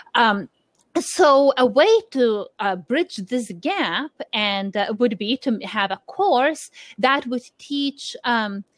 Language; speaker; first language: English; non-native, fluent; Lithuanian